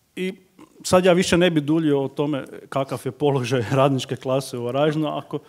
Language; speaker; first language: Croatian; native; Croatian